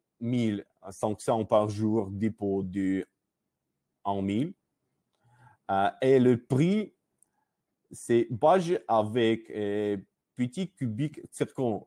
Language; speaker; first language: French; non-native, learner; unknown